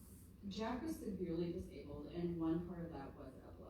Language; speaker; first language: English; native; English